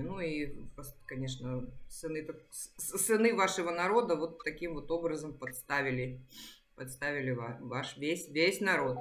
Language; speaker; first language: Russian; native; Russian